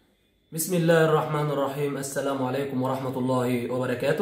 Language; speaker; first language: Arabic; native; Arabic